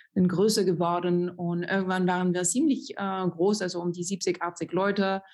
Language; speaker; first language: German; non-native, fluent; French